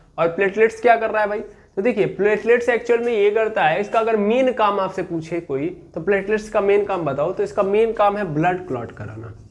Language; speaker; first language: Hindi; native; Hindi